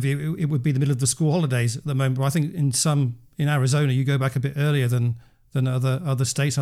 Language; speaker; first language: English; native; English